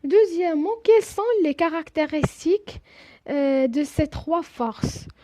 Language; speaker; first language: French; non-native, local second language; Arabic